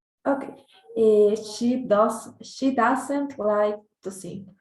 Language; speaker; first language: English; non-native, learner; Spanish